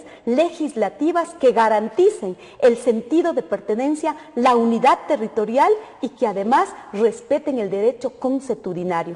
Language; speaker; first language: Spanish; native; Spanish